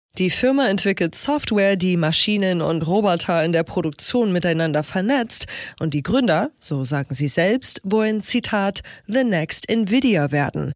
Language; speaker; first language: German; non-native, fluent; English